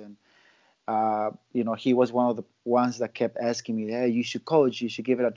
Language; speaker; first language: English; non-native, fluent; Spanish